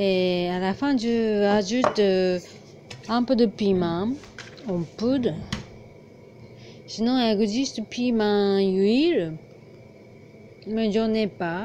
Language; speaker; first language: French; non-native, learner; Japanese